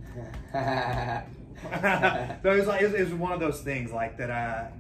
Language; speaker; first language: English; native; English